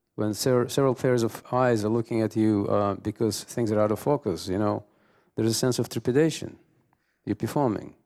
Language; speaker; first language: English; non-native, fluent; Russian